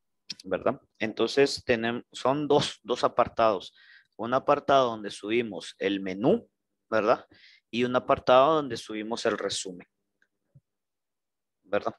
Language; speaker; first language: Spanish; native; Spanish